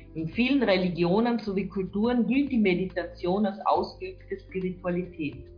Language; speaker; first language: German; native; German